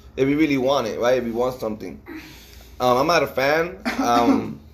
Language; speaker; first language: English; early bilingual, other home language; Spanish